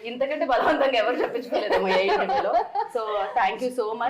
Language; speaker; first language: Telugu; native; Telugu